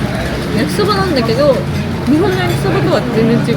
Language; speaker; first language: Japanese; native; Japanese